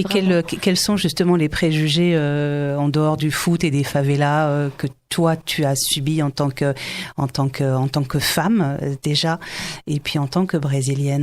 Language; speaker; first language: French; native; French